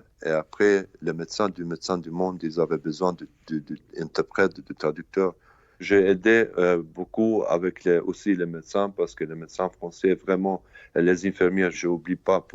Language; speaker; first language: French; non-native, learner; Albanian